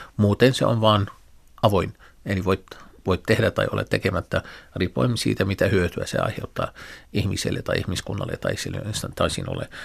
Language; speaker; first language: Finnish; non-native, fluent; Arabic